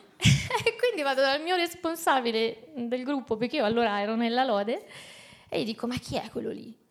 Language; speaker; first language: Italian; native; Italian